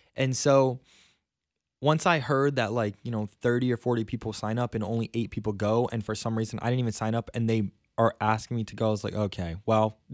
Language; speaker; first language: English; native; English